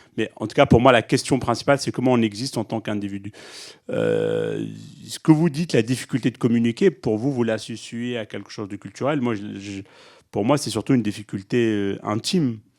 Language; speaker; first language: French; early bilingual, other home language; Arabic